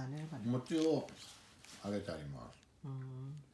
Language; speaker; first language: Japanese; native; Japanese